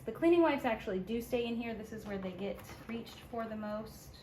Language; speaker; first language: English; native; English